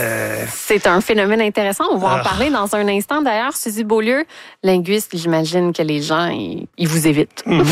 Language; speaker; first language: French; native; French